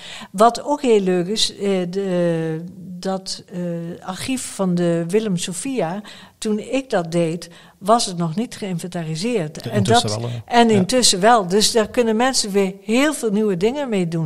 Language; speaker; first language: Dutch; native; Dutch